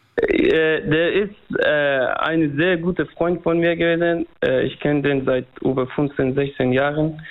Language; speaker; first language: German; non-native, fluent; Persian